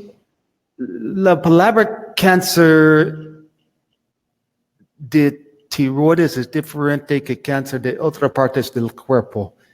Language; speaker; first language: Spanish; non-native, learner; English